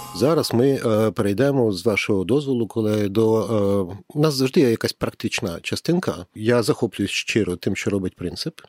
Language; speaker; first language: Ukrainian; native; Ukrainian